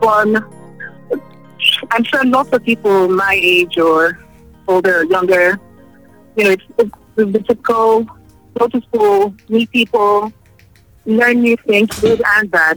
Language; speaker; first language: English; non-native, local second language; Yoruba